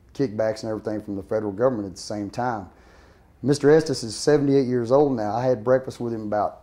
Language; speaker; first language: English; native; English